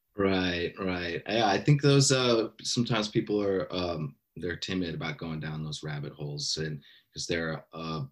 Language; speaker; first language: English; native; English